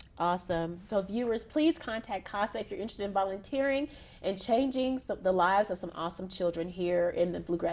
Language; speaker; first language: English; native; English